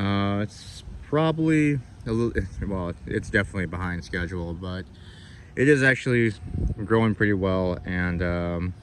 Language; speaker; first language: English; native; English